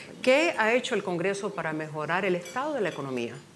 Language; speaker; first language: Spanish; early bilingual, heritage; Spanish